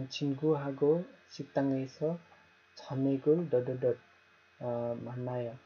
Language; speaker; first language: Korean; non-native, learner; Nepali